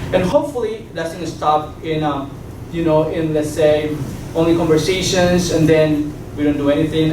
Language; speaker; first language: English; non-native, fluent; Spanish